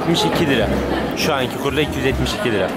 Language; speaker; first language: Turkish; native; Turkish